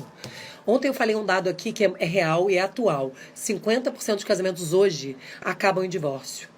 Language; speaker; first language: Portuguese; native; Portuguese